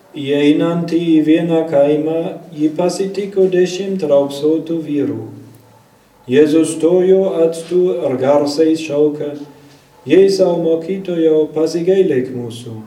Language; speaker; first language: Lithuanian; non-native, fluent; German